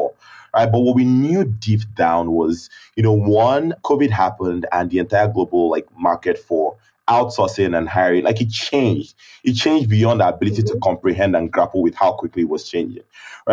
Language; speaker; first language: English; non-native, local second language; Igbo